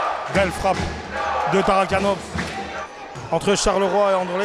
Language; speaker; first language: French; native; French